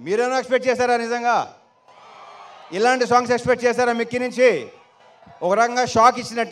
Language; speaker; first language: Telugu; native; Telugu